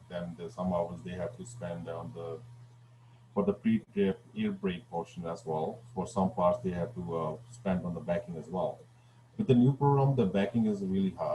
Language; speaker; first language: English; non-native, fluent; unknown